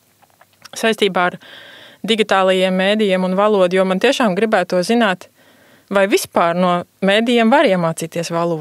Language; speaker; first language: Latvian; native; Latvian